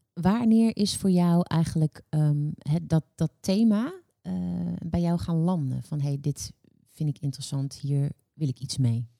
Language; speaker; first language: Dutch; native; Dutch